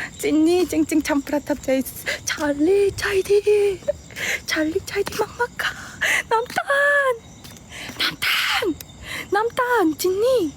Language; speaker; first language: Thai; non-native, learner; Korean